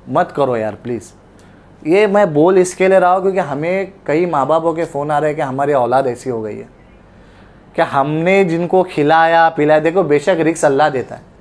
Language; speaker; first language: Hindi; non-native, local second language; Urdu